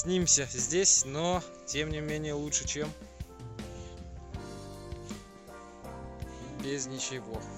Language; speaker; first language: Russian; native; Russian